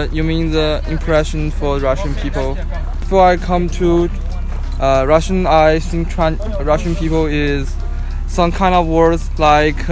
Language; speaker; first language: English; non-native, learner; Chinese